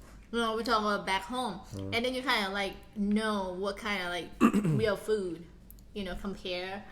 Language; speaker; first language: English; non-native, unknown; Northeastern Thai